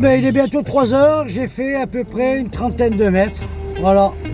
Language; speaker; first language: French; native; French